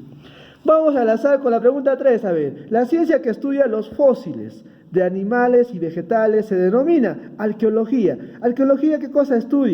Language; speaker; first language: Spanish; native; Spanish